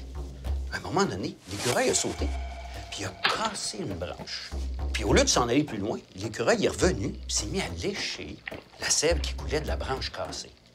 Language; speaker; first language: French; native; French